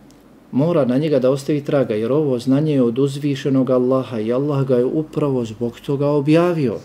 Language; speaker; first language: Serbian; native; Serbian